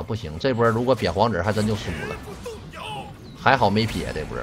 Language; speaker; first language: Chinese; native; Chinese